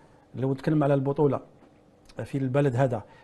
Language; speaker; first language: Arabic; native; Arabic